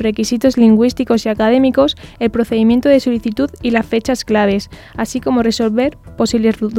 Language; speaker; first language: Spanish; native; Spanish